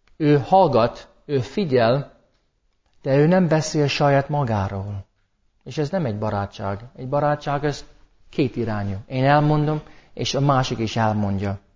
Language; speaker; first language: Hungarian; non-native, fluent; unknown